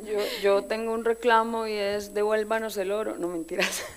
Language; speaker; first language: Spanish; native; Spanish